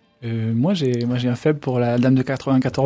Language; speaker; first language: French; native; French